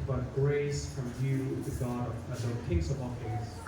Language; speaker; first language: English; non-native, fluent; Indonesian